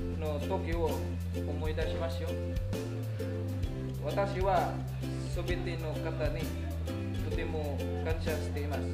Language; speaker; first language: Japanese; non-native, learner; Filipino